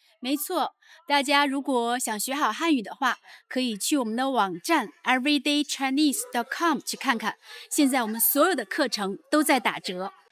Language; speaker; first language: Chinese; native; Chinese